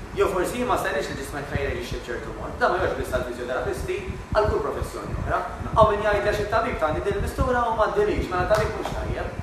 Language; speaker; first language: Maltese; native; Maltese